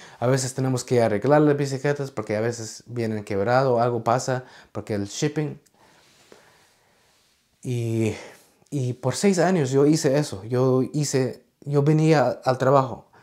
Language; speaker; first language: Spanish; early bilingual, heritage; Spanish